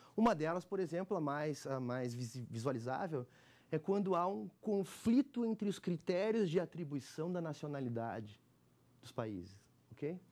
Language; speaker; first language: Portuguese; native; Portuguese